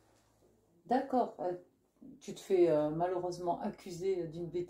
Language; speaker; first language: French; native; French